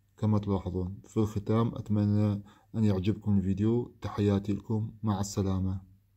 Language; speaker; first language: Arabic; native; Arabic